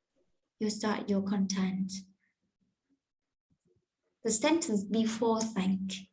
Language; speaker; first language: English; non-native, fluent; Vietnamese